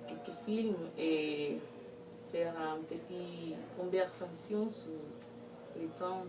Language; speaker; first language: French; non-native, fluent; Spanish